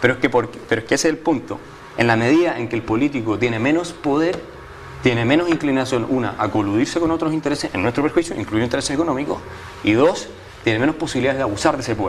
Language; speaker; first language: Spanish; native; Spanish